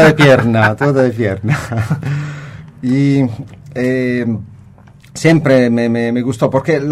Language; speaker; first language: Spanish; non-native, fluent; Italian